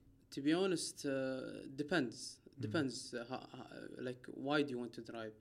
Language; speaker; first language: English; non-native, fluent; Arabic